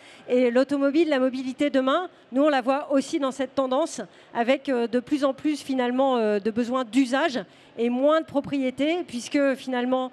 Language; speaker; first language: French; native; French